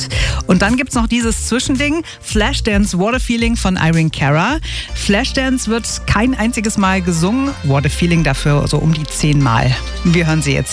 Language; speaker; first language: German; native; German